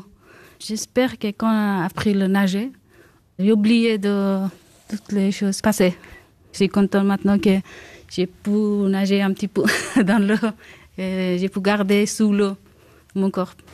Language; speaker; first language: French; non-native, learner; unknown